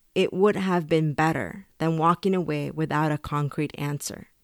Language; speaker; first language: English; early bilingual, other home language; Spanish